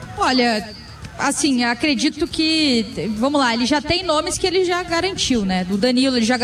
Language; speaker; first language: Portuguese; native; Portuguese